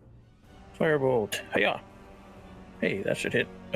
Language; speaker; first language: English; native; English